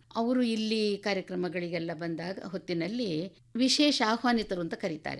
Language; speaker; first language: Kannada; non-native, local second language; Tulu